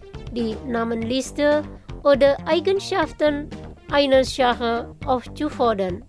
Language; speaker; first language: German; non-native, fluent; Indonesian